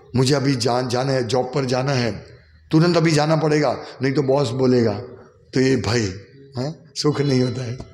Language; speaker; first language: Hindi; non-native, local second language; Gujarati